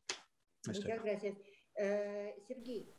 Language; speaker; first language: Spanish; non-native, fluent; Russian